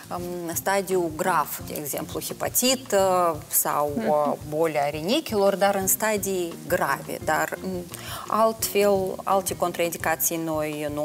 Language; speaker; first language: Romanian; non-native, local second language; Russian